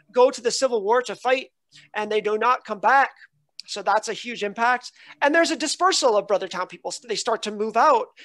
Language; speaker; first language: English; native; English